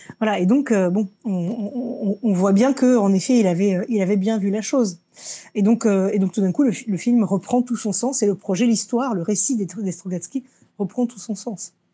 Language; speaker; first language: French; early bilingual, other home language; Russian